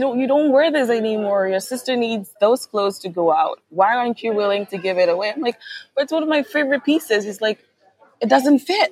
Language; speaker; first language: English; non-native, local second language; Akan